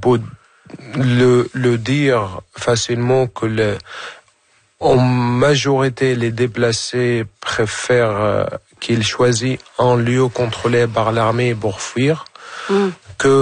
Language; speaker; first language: French; non-native, fluent; Arabic